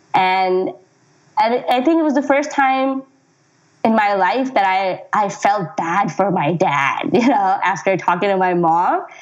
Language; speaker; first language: English; non-native, local second language; Urdu